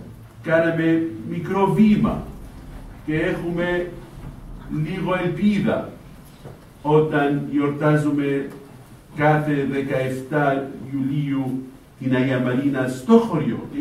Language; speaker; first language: Greek; non-native, fluent; Arabic